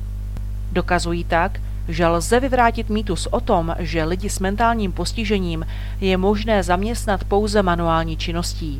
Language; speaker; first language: Czech; native; Czech